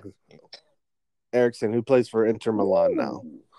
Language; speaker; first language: English; native; English